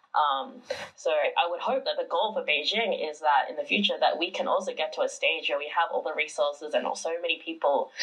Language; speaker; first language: English; early bilingual, other home language; Chinese